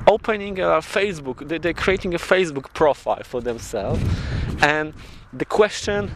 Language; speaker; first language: English; non-native, learner; Polish